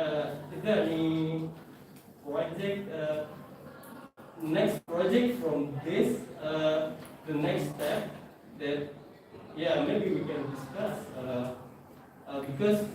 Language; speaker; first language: English; non-native, fluent; Indonesian